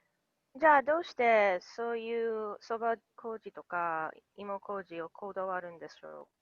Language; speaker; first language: Japanese; non-native, fluent; English